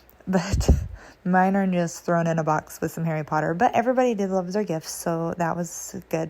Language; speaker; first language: English; native; English